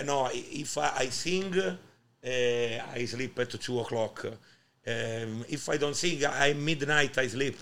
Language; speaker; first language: English; non-native, learner; Italian